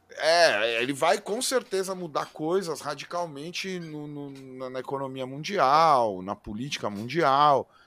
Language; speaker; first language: Portuguese; native; Portuguese